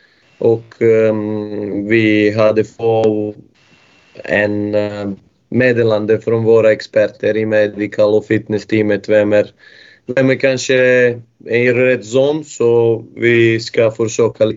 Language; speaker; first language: Swedish; non-native, fluent; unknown